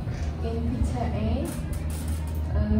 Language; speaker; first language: English; non-native, learner; Khmer